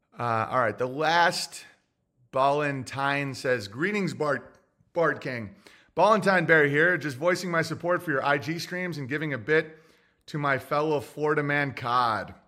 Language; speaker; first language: English; native; English